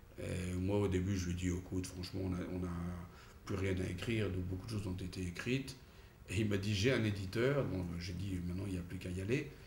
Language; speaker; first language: French; early bilingual, other home language; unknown